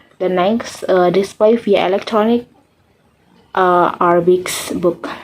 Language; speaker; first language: English; non-native, learner; Indonesian